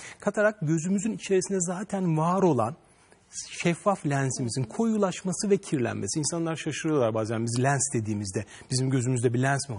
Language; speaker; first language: Turkish; native; Turkish